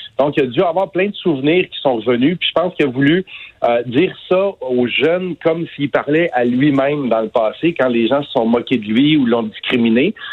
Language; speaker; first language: French; native; French